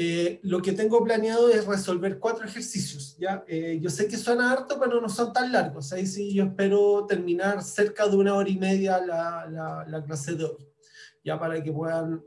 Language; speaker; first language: Spanish; native; Spanish